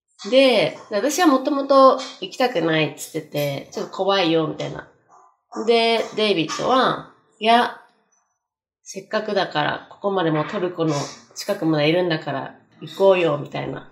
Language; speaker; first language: Japanese; native; Japanese